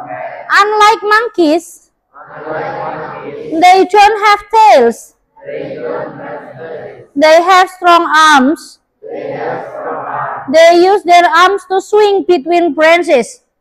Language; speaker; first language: English; non-native, learner; Indonesian